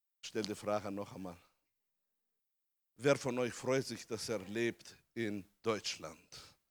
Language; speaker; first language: German; non-native, fluent; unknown